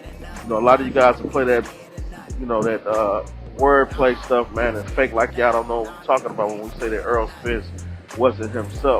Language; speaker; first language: English; native; English